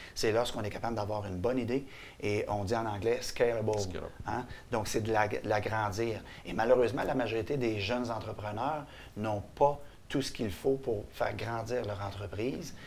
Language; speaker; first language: French; native; French